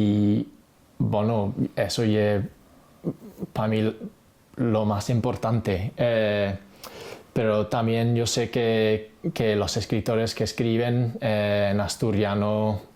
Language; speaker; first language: Spanish; non-native, fluent; English